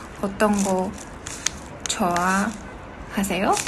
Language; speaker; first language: Korean; non-native, learner; Chinese